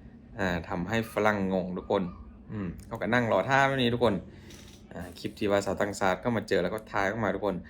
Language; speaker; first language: Thai; non-native, local second language; Lao